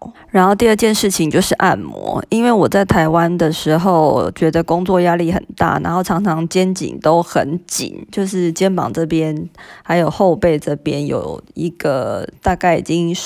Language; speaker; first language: Chinese; native; Chinese